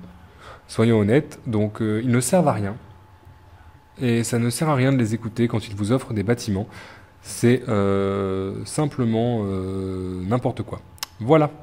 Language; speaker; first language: French; native; French